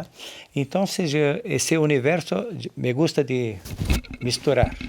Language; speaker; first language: Spanish; non-native, learner; Portuguese